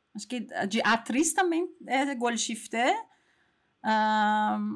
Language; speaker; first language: Portuguese; non-native, fluent; Persian